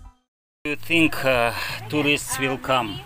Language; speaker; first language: English; non-native, learner; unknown